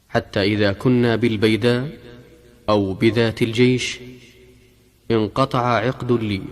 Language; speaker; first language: Arabic; native; Arabic